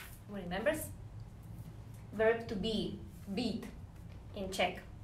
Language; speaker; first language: English; non-native, fluent; Czech